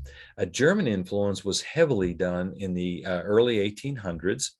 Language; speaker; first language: English; native; English